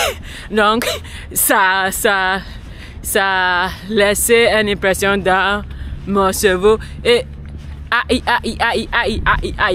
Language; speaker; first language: French; non-native, learner; English